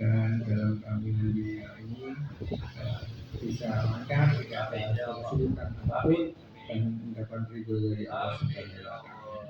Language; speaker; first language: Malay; non-native, local second language; Javanese